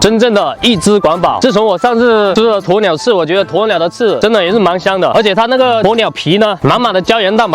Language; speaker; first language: Chinese; native; Chinese